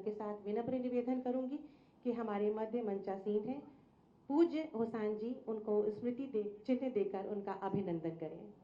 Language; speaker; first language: Hindi; native; Hindi